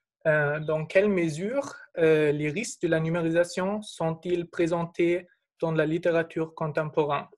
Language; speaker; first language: French; non-native, fluent; German